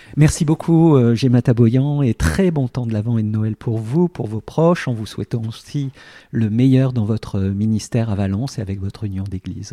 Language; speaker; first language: French; native; French